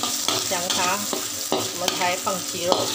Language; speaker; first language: Chinese; native; Chinese